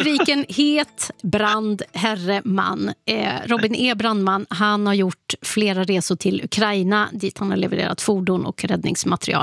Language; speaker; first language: Swedish; native; Swedish